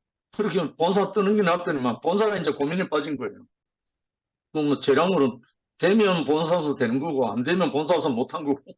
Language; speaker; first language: Korean; native; Korean